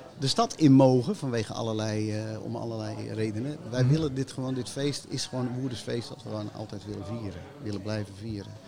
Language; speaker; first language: Dutch; native; Dutch